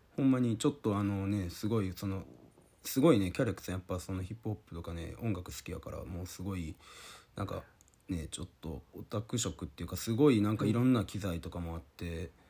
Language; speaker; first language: Japanese; native; Japanese